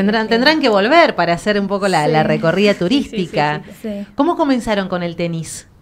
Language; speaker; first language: Spanish; native; Spanish